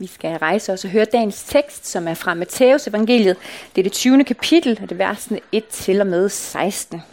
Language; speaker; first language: Danish; native; Danish